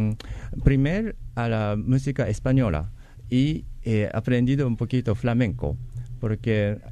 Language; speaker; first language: Spanish; non-native, learner; Japanese